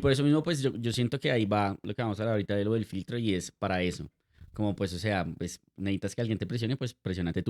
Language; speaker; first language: Spanish; native; Spanish